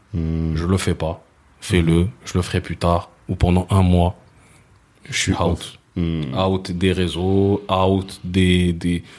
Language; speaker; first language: French; early bilingual, other home language; Lingala